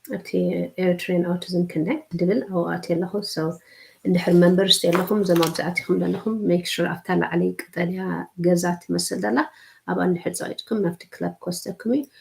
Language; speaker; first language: Tigrinya; early bilingual, heritage; Tigrinya